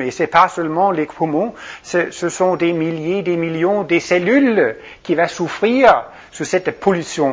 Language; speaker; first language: French; non-native, fluent; Danish